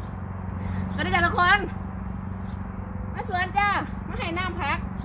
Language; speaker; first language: Thai; non-native, local second language; Northeastern Thai